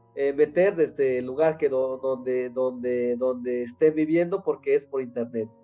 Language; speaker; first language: Spanish; non-native, local second language; Nahuatl languages